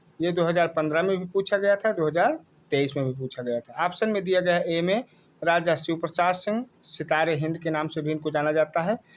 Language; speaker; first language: Hindi; native; Hindi